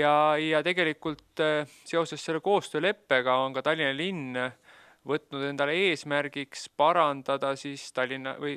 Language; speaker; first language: Estonian; native; Estonian